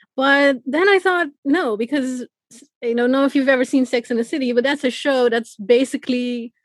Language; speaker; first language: English; non-native, fluent; Persian